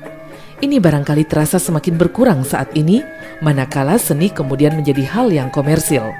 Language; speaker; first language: Indonesian; native; Indonesian